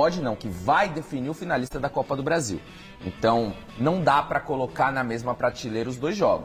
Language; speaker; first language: Portuguese; native; Portuguese